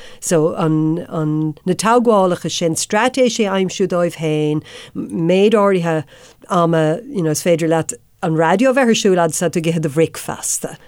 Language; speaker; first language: Irish; non-native, local second language; English